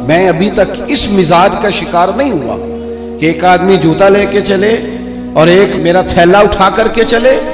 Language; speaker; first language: Urdu; non-native, local second language; Punjabi